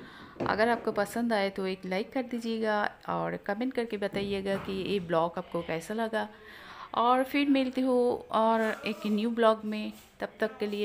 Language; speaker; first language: Hindi; non-native, local second language; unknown